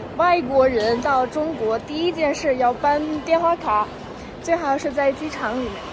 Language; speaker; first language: Chinese; non-native, fluent; Russian